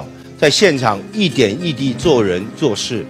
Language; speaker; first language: Chinese; non-native, local second language; Cantonese